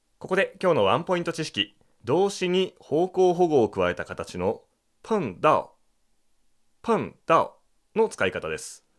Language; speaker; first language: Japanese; native; Japanese